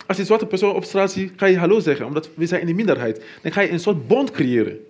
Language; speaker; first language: Dutch; non-native, fluent; Mandingo